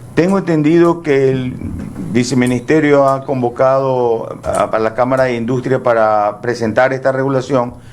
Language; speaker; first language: Spanish; native; Spanish